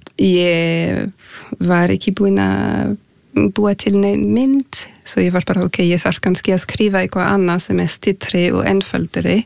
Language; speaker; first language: Icelandic; non-native, fluent; French